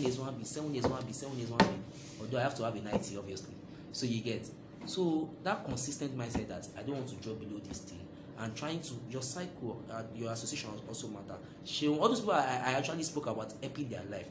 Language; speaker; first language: English; non-native, local second language; Yoruba